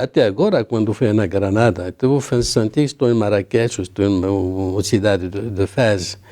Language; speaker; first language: Portuguese; non-native, learner; Arabic